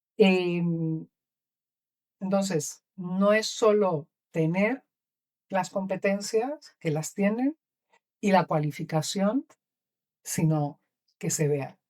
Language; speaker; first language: Spanish; native; Spanish